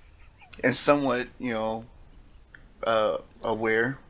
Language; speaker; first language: English; native; English